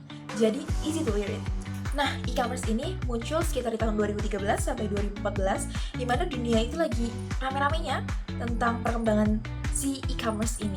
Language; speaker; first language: Indonesian; native; Indonesian